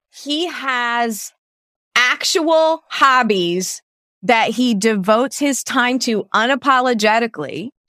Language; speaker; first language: English; native; English